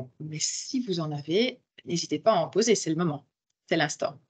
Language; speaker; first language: French; native; French